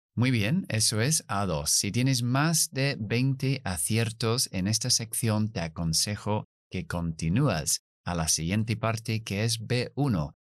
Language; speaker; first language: Spanish; non-native, fluent; English